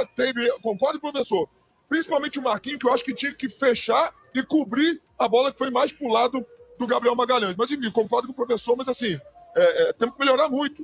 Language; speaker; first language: Portuguese; native; Portuguese